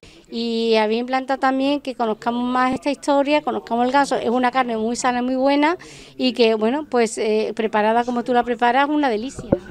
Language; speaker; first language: Spanish; native; Spanish